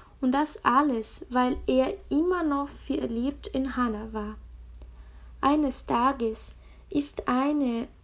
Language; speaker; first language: German; non-native, learner; Spanish